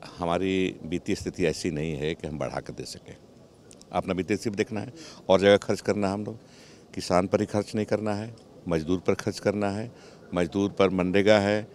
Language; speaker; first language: Hindi; native; Hindi